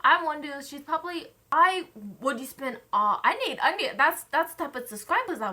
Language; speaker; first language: English; native; English